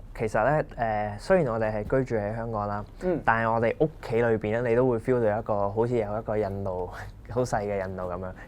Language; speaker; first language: Cantonese; non-native, local second language; Punjabi